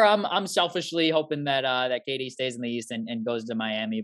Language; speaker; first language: English; native; English